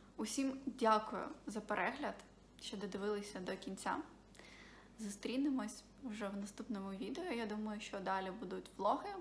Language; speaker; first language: Ukrainian; non-native, local second language; Russian